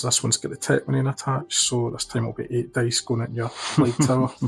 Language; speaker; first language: English; native; English